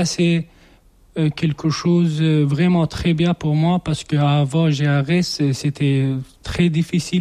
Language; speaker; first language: French; non-native, learner; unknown